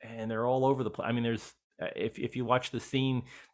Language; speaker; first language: English; native; English